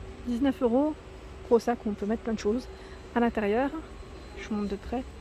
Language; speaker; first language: French; native; French